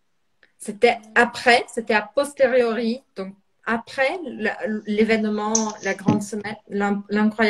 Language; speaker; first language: French; non-native, fluent; Portuguese